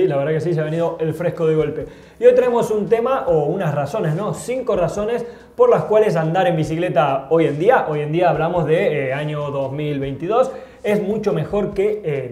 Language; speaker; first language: Spanish; native; Spanish